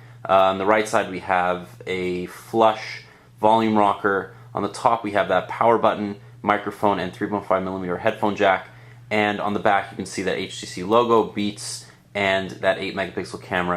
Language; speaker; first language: English; native; English